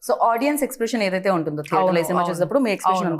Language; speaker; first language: Telugu; native; Telugu